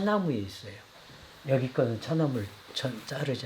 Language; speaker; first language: Korean; native; Korean